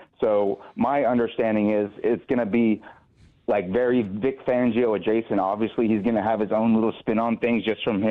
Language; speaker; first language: English; native; English